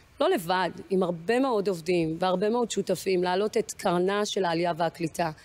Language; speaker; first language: Hebrew; early bilingual, other home language; Amharic